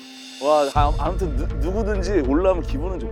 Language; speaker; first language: Korean; native; Korean